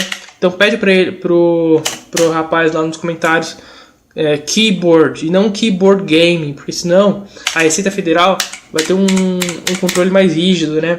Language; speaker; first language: Portuguese; native; Portuguese